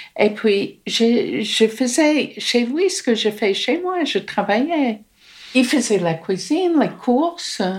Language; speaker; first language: French; non-native, fluent; English